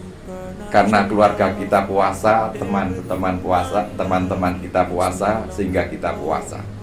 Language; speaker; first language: Indonesian; native; Indonesian